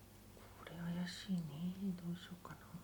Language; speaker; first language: Japanese; native; Japanese